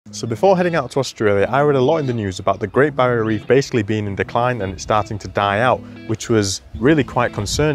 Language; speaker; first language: English; native; English